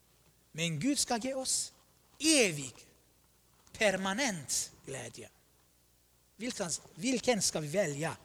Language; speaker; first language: Swedish; non-native, fluent; Armenian